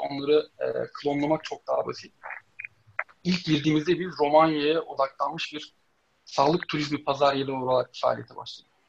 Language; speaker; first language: Turkish; native; Turkish